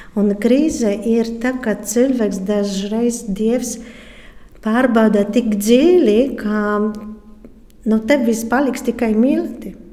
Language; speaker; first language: Latvian; non-native, fluent; Polish